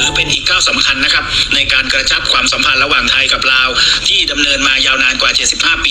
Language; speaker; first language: Thai; native; Thai